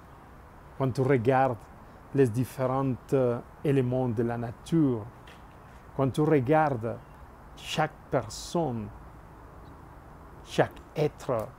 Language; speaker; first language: French; non-native, learner; Spanish